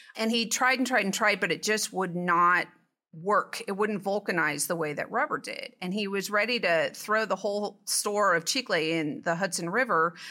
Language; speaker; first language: English; native; English